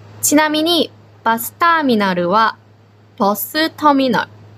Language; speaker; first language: Japanese; non-native, fluent; Chinese